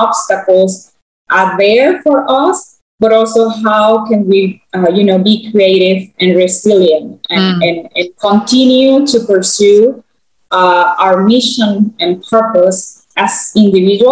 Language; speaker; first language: English; non-native, fluent; Spanish